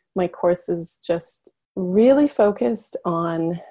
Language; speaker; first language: English; native; English